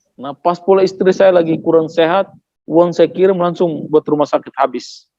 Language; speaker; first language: Indonesian; non-native, local second language; Tetum